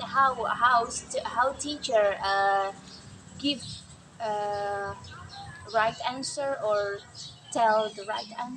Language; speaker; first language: English; non-native, learner; Indonesian